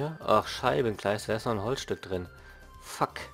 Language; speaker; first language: German; native; German